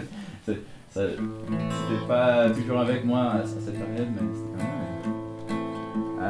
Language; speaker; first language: French; non-native, fluent; English